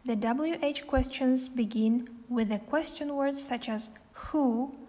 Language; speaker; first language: English; non-native, fluent; Kazakh